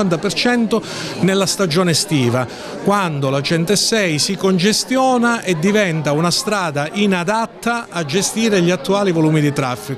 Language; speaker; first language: Italian; native; Italian